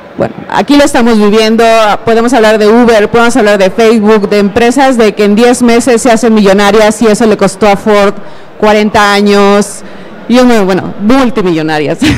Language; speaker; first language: Spanish; native; Spanish